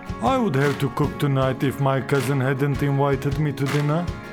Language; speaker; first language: English; non-native, fluent; Turkish